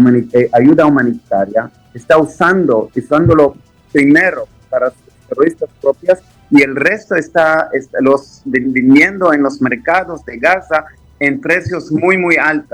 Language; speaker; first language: Spanish; non-native, fluent; Hebrew